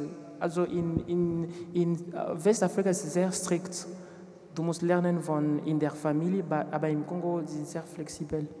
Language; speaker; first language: German; non-native, learner; French